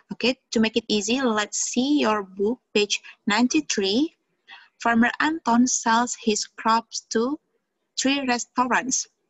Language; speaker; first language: English; non-native, fluent; Indonesian